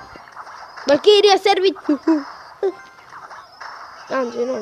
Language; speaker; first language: Italian; native; Italian